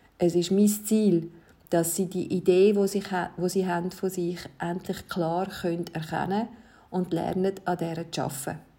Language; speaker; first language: German; early bilingual, other home language; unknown